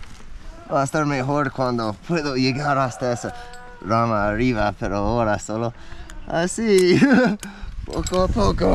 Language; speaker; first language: Spanish; non-native, learner; English